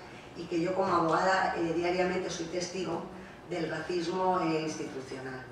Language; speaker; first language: Spanish; native; Spanish